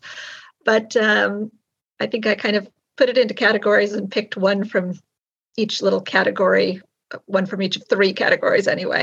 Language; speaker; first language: English; native; English